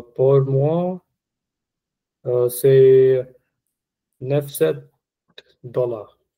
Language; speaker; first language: French; non-native, learner; Punjabi